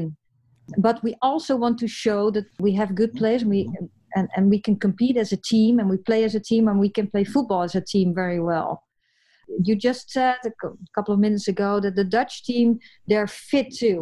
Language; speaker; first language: English; non-native, fluent; Dutch